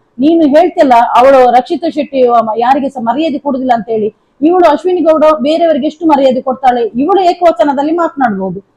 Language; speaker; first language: Kannada; non-native, local second language; Tulu